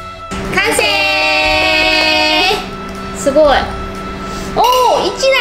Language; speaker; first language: Japanese; non-native, fluent; Chinese